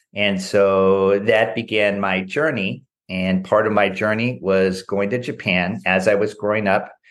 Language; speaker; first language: English; native; English